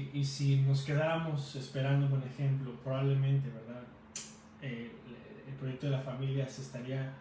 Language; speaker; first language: Spanish; native; Spanish